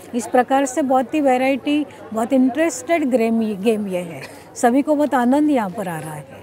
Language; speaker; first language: Hindi; non-native, local second language; Marathi